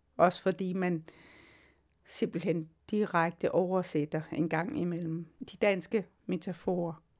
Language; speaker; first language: Danish; non-native, local second language; Kalaallisut